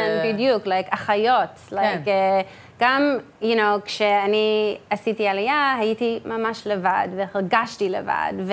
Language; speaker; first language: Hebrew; early bilingual, heritage; English